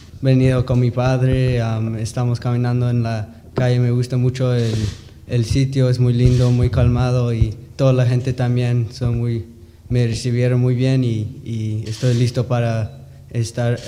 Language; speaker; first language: Spanish; early bilingual, heritage; English